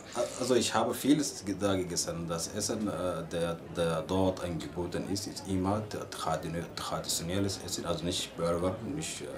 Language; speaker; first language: German; non-native, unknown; Arabic